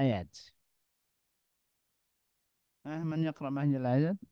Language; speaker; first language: Arabic; non-native, fluent; Indonesian